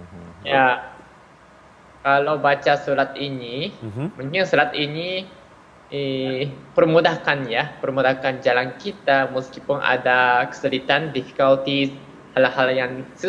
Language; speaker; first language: Indonesian; non-native, fluent; Japanese